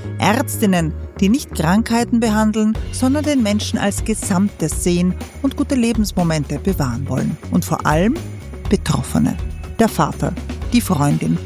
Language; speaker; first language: German; native; German